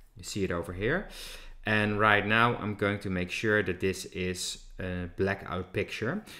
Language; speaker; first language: English; non-native, fluent; Dutch